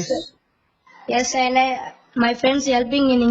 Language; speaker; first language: English; non-native, learner; Telugu